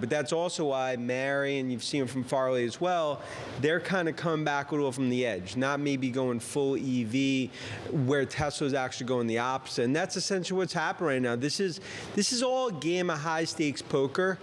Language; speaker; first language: English; native; English